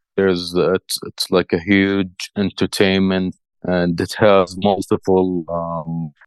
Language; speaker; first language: English; early bilingual, other home language; Arabic